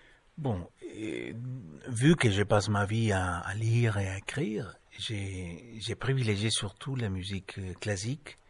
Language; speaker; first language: French; non-native, fluent; Spanish